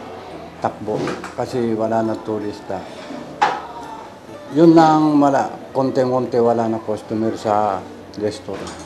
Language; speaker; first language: Filipino; non-native, learner; Japanese